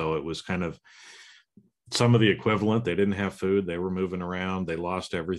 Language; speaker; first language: English; native; English